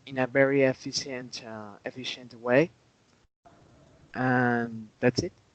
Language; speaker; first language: English; non-native, learner; Spanish